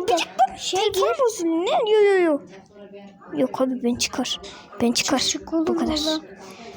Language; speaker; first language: Turkish; native; Turkish